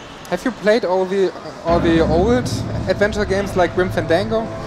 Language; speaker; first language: English; non-native, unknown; German